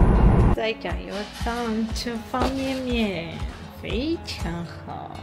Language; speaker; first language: Chinese; non-native, learner; Armenian